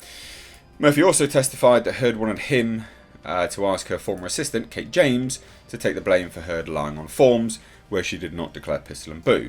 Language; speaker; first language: English; native; English